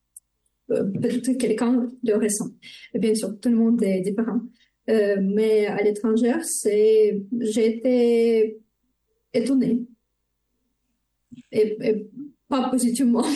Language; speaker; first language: French; non-native, fluent; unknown